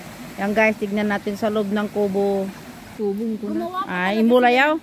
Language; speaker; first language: Filipino; non-native, local second language; Iloko